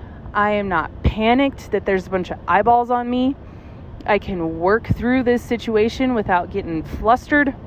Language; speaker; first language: English; native; English